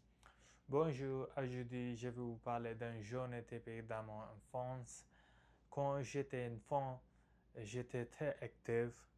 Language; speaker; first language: French; non-native, learner; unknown